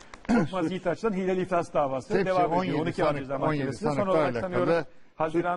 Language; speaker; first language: Turkish; native; Turkish